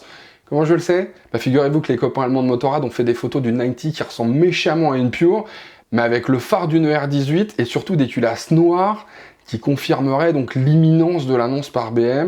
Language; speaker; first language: French; native; French